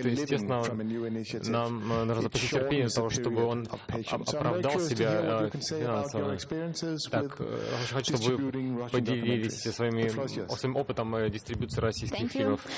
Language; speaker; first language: Russian; native; Russian